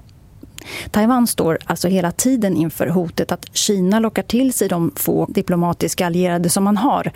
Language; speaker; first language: Swedish; native; Swedish